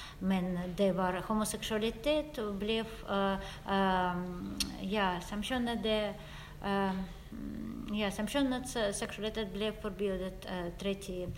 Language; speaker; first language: Swedish; non-native, fluent; Russian